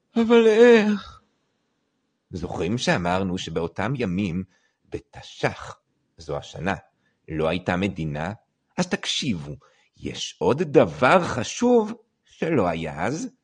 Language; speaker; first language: Hebrew; native; Hebrew